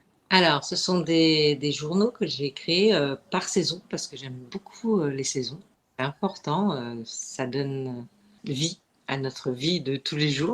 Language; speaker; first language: French; native; French